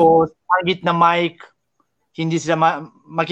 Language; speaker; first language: Filipino; non-native, learner; Japanese